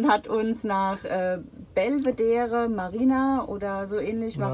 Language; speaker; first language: German; native; German